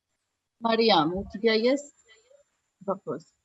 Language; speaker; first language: Russian; non-native, fluent; English